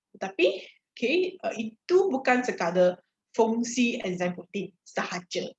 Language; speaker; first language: Malay; non-native, local second language; Chinese